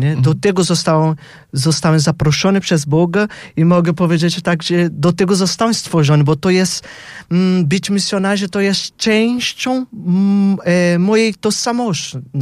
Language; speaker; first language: Polish; non-native, fluent; Portuguese